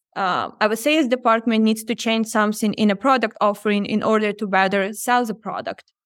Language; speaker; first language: English; non-native, fluent; Ukrainian